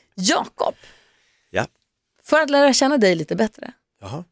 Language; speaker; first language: Swedish; native; Swedish